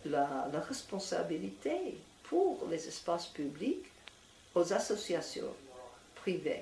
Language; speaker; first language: French; non-native, fluent; English